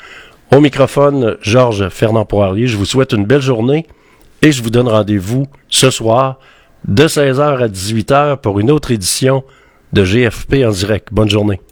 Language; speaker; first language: French; native; French